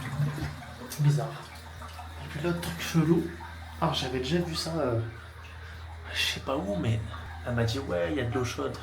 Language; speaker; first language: French; native; French